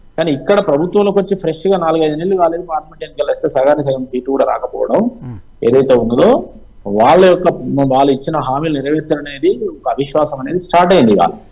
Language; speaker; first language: Telugu; native; Telugu